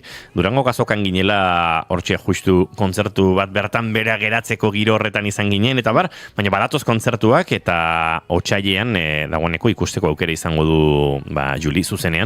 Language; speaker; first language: Basque; native; Basque